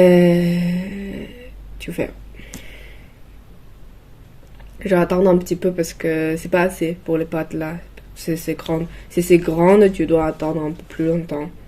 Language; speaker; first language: French; non-native, learner; Chinese